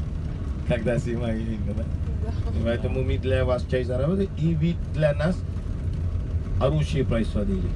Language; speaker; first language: Russian; non-native, learner; Sinhala